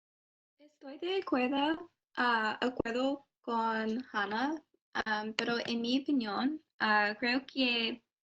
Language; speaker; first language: Spanish; non-native, learner; English